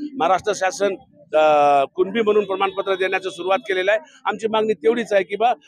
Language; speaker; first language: Marathi; non-native, local second language; Lambadi